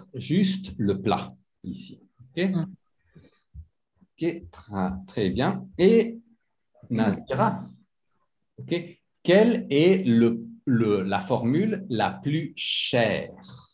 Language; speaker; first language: French; non-native, fluent; English